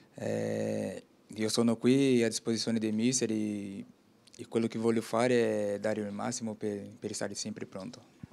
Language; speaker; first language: Italian; non-native, learner; Portuguese